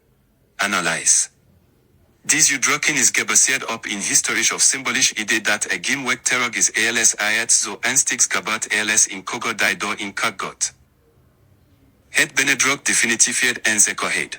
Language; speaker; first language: Dutch; non-native, learner; English